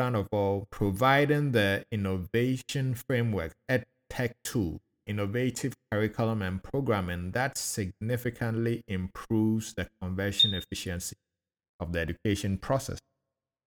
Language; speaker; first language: English; non-native, local second language; Akan